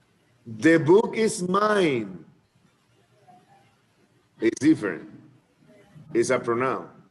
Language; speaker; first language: English; non-native, fluent; Spanish